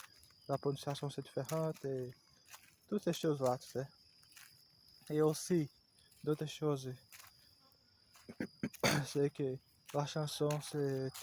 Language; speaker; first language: French; non-native, learner; Portuguese